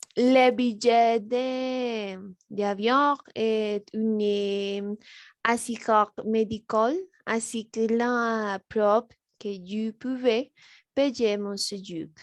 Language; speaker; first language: French; non-native, learner; Spanish